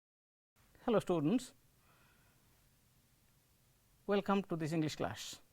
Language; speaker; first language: English; non-native, local second language; Odia